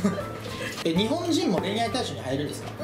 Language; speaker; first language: Japanese; native; Japanese